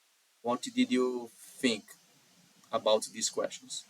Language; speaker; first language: English; non-native, learner; Portuguese